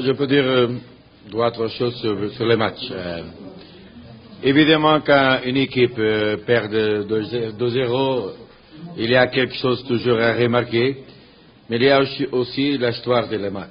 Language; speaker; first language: French; non-native, learner; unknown